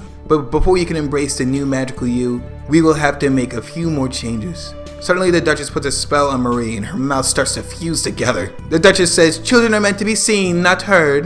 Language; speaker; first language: English; native; English